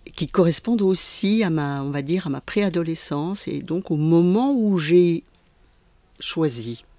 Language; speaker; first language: French; native; French